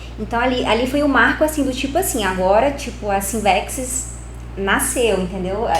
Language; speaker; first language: Portuguese; native; Portuguese